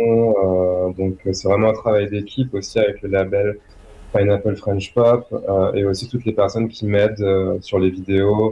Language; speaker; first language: French; native; French